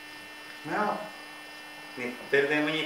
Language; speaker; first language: English; native; English